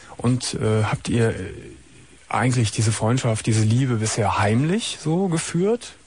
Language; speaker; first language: German; native; German